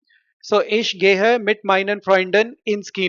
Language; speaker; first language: German; non-native, fluent; Hindi